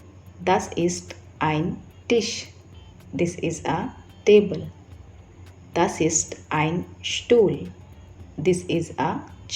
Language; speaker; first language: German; non-native, fluent; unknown